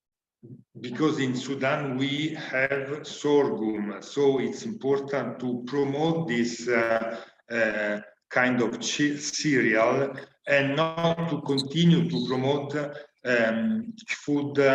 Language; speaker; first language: English; non-native, learner; Italian